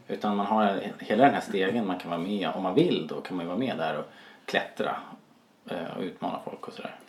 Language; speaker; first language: Swedish; native; Swedish